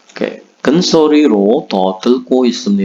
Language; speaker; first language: Korean; non-native, fluent; Indonesian